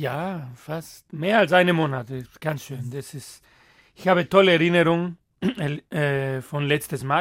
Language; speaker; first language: German; non-native, fluent; Spanish